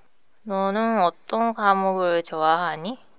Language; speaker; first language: Korean; non-native, learner; Japanese